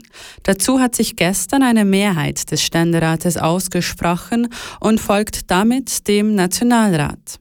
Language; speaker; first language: German; native; German